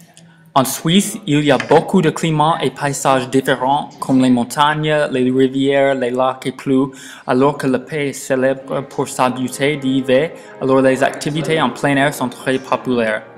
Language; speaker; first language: French; non-native, learner; English